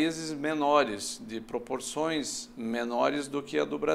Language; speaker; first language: Portuguese; native; Portuguese